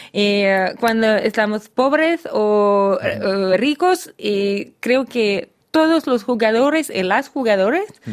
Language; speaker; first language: Spanish; non-native, learner; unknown